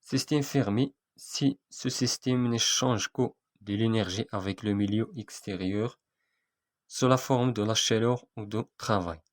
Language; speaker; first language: French; non-native, local second language; Arabic